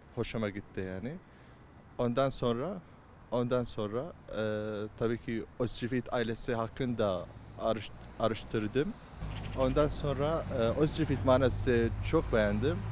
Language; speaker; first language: Turkish; non-native, learner; Arabic